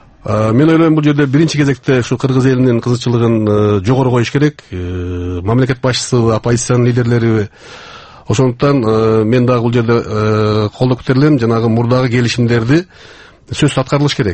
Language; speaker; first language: Kyrgyz; native; Kyrgyz